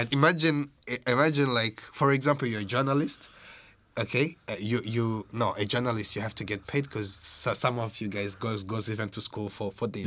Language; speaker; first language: English; non-native, local second language; Kinyarwanda